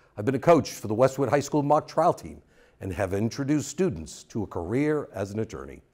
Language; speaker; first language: English; native; English